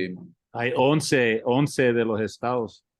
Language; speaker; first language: Spanish; early bilingual, heritage; English